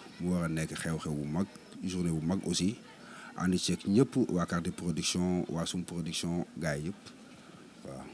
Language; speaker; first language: Wolof; non-native, local second language; Serer